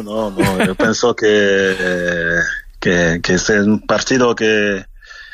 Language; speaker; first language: Spanish; non-native, learner; French